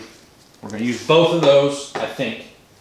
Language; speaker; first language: English; native; English